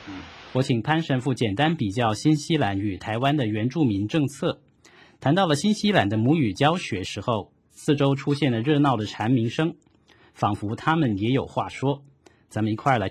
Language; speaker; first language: Chinese; native; Chinese